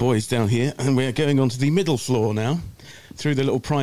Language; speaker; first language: English; native; English